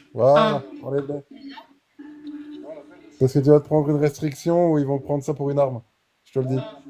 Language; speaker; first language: French; native; French